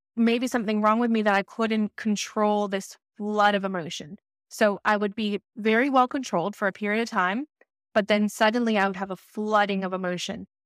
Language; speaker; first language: English; native; English